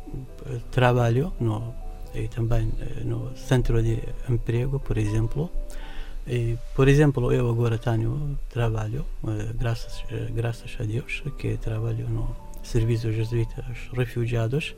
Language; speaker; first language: Portuguese; non-native, learner; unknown